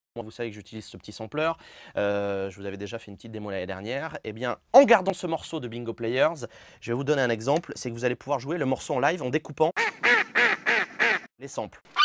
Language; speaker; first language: French; native; French